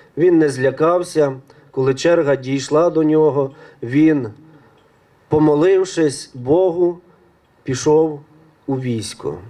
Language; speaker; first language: Ukrainian; native; Ukrainian